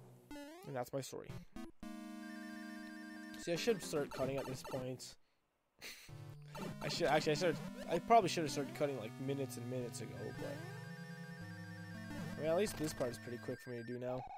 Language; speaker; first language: English; native; English